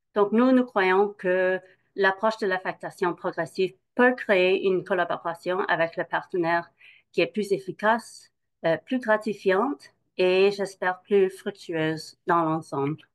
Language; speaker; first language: French; non-native, fluent; English